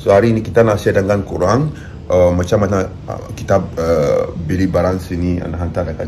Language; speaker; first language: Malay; non-native, learner; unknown